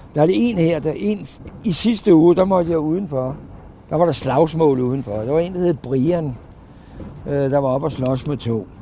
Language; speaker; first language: Danish; native; Danish